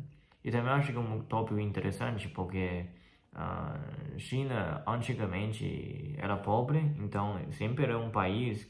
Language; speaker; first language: Portuguese; non-native, fluent; Chinese